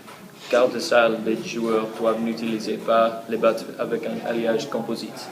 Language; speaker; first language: French; non-native, learner; English